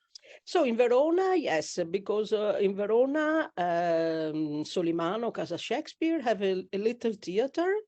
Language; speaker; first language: English; non-native, learner; Italian